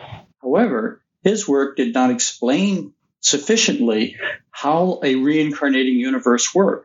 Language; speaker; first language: English; native; English